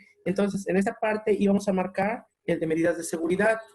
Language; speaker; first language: Spanish; native; Spanish